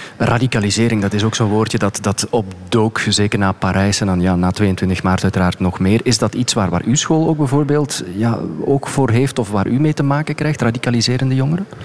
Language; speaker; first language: Dutch; native; Dutch